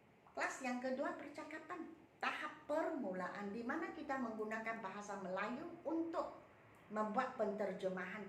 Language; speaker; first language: Malay; non-native, local second language; Min Nan Chinese